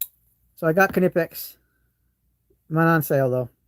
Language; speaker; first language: English; native; English